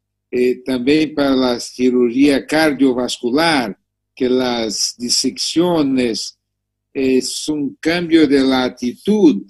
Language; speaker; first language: Spanish; non-native, learner; Portuguese